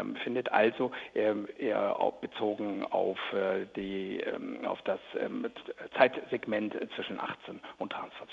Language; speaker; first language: German; native; German